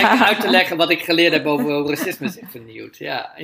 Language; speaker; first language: Dutch; native; Dutch